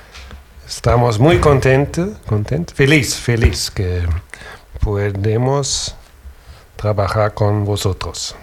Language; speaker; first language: Spanish; non-native, learner; German